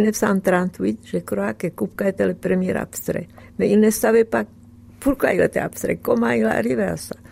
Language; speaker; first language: French; non-native, fluent; Czech